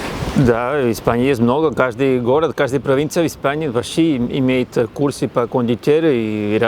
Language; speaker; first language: Russian; non-native, learner; Spanish